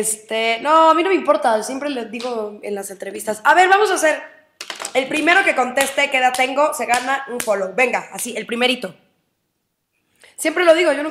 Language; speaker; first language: Spanish; native; Spanish